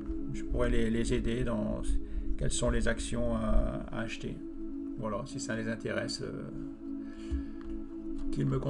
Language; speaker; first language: French; native; French